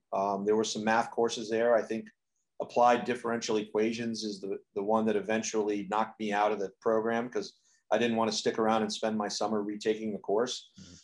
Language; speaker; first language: English; native; English